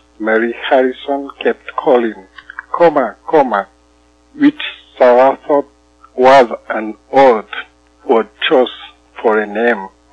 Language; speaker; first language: English; non-native, fluent; Malagasy